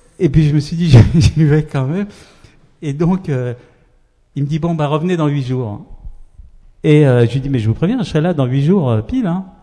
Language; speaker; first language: French; early bilingual, other home language; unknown